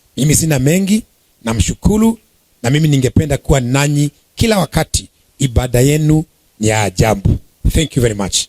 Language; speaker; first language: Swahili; non-native, local second language; Kikuyu